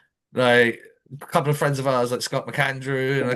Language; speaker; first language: English; native; English